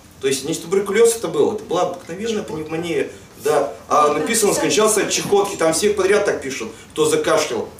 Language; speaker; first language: Russian; native; Russian